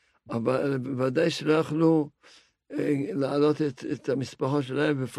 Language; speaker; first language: Hebrew; non-native, fluent; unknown